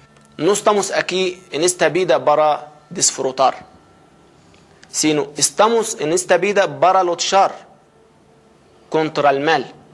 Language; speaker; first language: Spanish; non-native, fluent; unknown